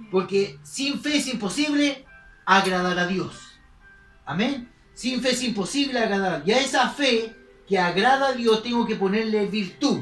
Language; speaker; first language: Spanish; native; Spanish